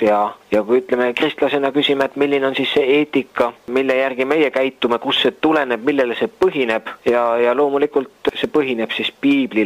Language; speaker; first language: Estonian; native; Estonian